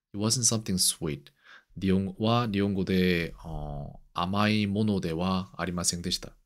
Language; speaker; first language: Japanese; non-native, learner; Korean